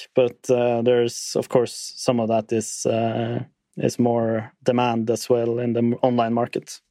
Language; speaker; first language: English; non-native, fluent; Norwegian